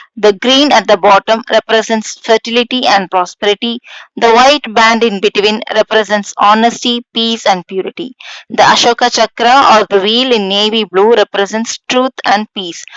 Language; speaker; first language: English; non-native, local second language; Tamil